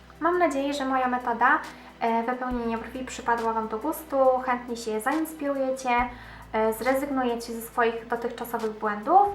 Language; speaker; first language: Polish; native; Polish